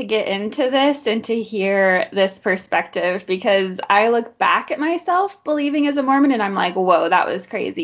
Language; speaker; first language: English; native; English